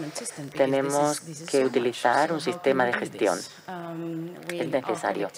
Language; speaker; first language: Spanish; non-native, fluent; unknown